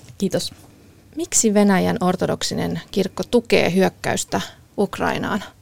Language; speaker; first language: Finnish; native; Finnish